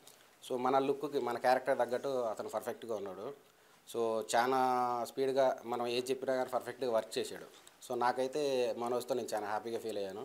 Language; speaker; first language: Telugu; native; Telugu